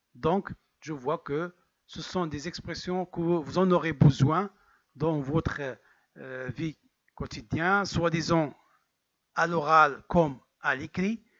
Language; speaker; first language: French; non-native, local second language; Arabic